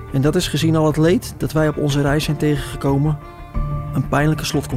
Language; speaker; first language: Dutch; native; Dutch